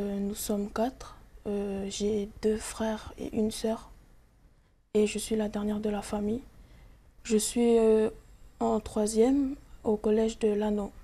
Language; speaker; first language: French; non-native, local second language; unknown